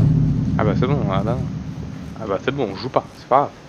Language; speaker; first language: French; native; French